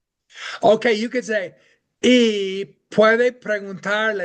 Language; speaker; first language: Spanish; non-native, fluent; English